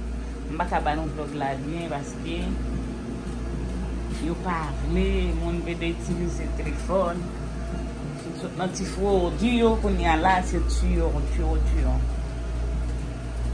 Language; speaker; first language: French; non-native, learner; Haitian Creole